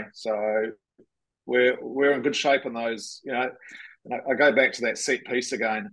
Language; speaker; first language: English; native; English